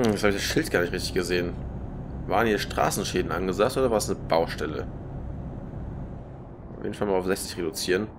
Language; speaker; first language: German; native; German